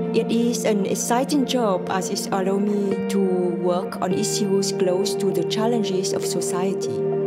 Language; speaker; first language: English; non-native, fluent; Vietnamese